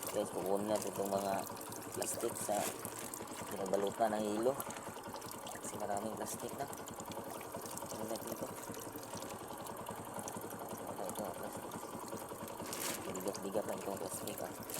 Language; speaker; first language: Filipino; non-native, local second language; Cebuano